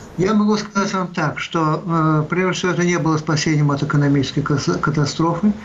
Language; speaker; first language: Russian; native; Russian